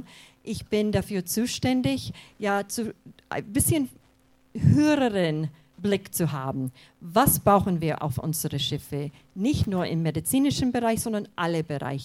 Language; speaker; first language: German; non-native, fluent; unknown